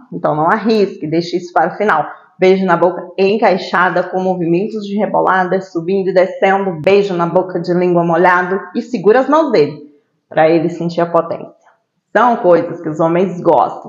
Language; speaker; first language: Portuguese; native; Portuguese